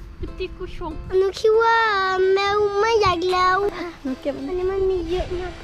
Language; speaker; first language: Thai; early bilingual, heritage; Thai